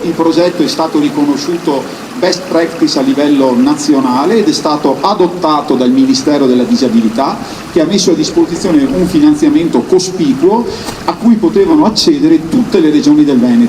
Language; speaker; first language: Italian; native; Italian